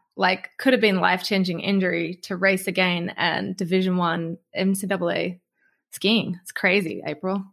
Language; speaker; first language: English; native; English